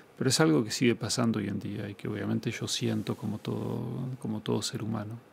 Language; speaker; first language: Spanish; native; Spanish